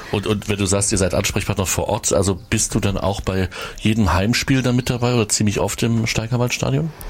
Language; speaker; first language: German; native; German